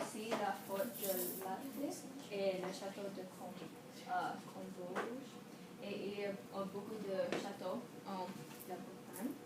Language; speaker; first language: French; non-native, learner; English